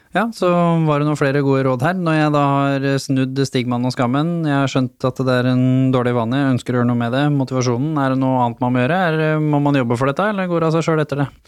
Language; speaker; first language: Norwegian; native; Norwegian